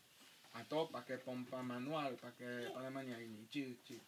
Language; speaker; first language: Indonesian; non-native, fluent; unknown